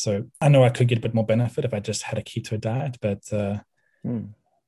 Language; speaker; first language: English; native; English